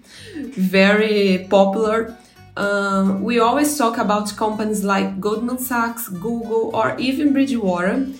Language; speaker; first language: English; non-native, fluent; Portuguese